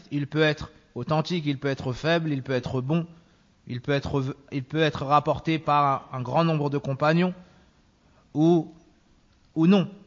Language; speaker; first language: French; native; French